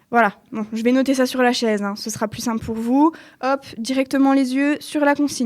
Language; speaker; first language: French; native; French